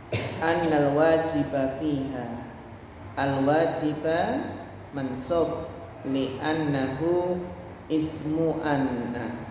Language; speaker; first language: Arabic; non-native, fluent; Indonesian